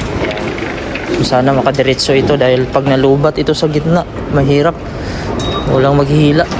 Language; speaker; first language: Filipino; non-native, local second language; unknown